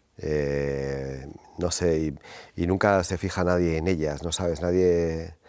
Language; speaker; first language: Spanish; native; Spanish